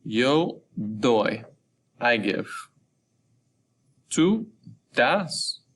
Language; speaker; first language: Spanish; non-native, fluent; English